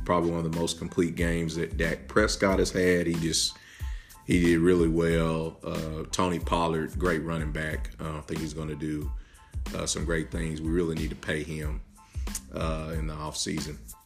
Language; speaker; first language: English; native; English